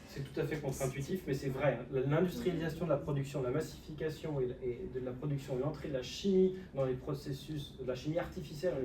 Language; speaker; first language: French; native; French